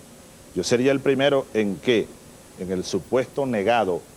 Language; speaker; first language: Spanish; native; Spanish